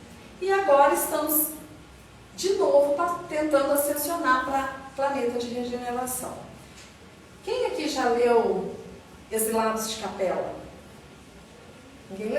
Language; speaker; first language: Portuguese; native; Portuguese